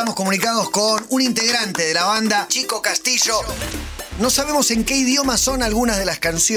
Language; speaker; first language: Spanish; native; Spanish